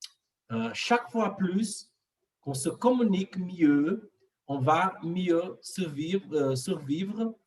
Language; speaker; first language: French; non-native, fluent; Portuguese